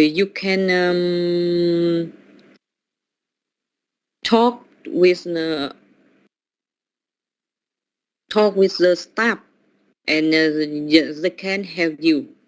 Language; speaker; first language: English; non-native, learner; Vietnamese